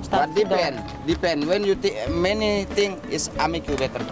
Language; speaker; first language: English; non-native, learner; Indonesian